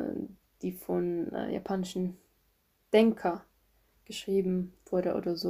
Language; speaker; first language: German; non-native, fluent; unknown